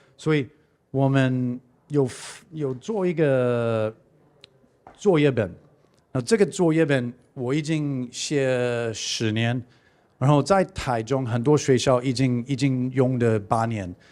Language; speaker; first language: Chinese; non-native, fluent; English